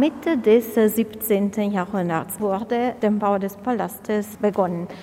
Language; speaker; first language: German; non-native, fluent; Italian